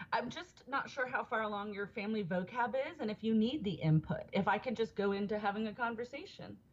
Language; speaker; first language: English; native; English